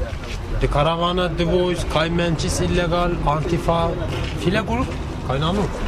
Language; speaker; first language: German; non-native, learner; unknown